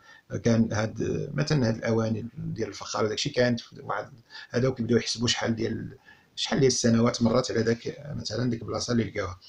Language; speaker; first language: Arabic; native; Arabic